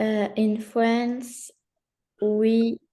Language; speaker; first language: English; non-native, learner; French